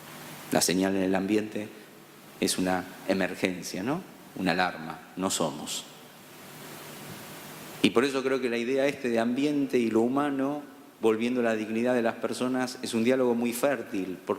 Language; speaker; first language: Spanish; native; Spanish